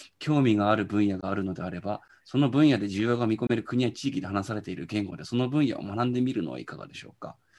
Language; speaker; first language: Japanese; native; Japanese